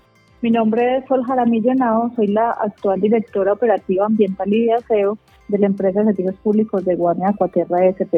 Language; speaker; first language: Spanish; native; Spanish